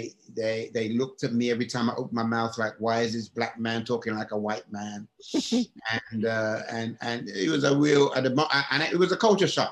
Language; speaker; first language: English; native; English